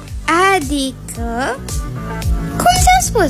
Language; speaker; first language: Romanian; native; Romanian